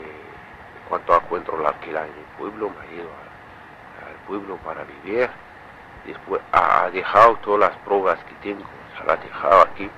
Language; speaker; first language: Spanish; non-native, learner; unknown